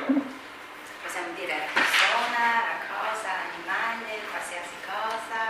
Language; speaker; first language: Italian; non-native, fluent; Chinese